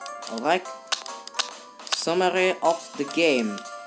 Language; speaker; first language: English; non-native, learner; Indonesian